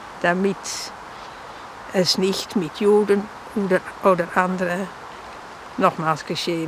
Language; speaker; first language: German; non-native, learner; Dutch